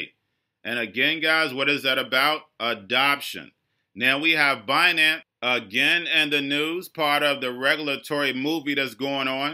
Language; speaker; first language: English; native; English